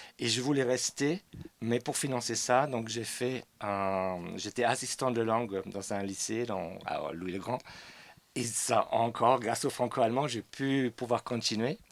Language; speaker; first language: French; non-native, fluent; German